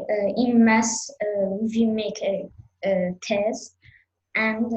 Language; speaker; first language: English; non-native, learner; Azerbaijani